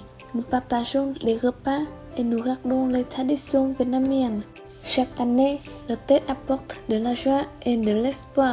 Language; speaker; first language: French; non-native, learner; Vietnamese